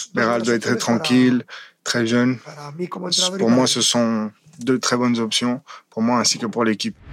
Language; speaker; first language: French; non-native, fluent; Spanish